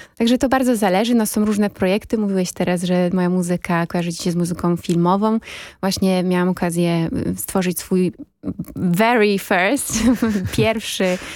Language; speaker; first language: Polish; native; Polish